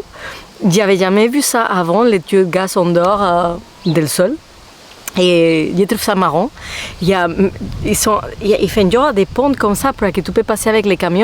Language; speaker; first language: French; non-native, fluent; Spanish